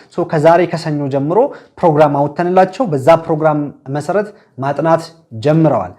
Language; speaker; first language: Amharic; native; Amharic